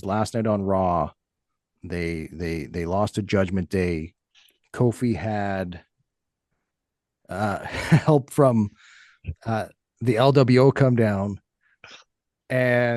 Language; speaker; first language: English; native; English